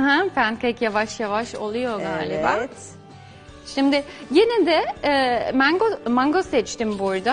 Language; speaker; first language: Turkish; non-native, fluent; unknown